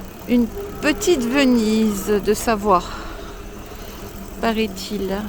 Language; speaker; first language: French; native; French